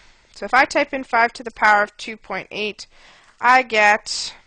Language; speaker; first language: English; native; English